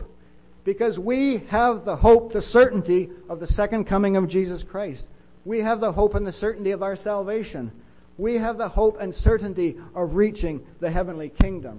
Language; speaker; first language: English; native; English